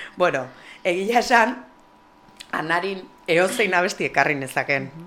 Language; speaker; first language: Basque; native; Basque